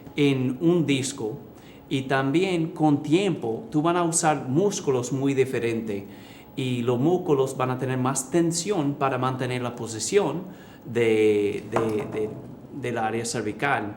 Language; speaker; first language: Spanish; early bilingual, heritage; English